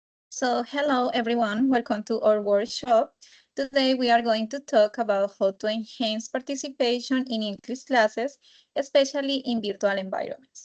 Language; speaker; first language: English; non-native, fluent; Spanish